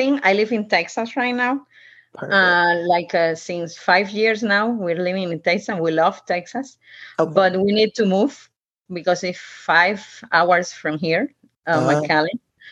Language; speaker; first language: English; non-native, learner; Spanish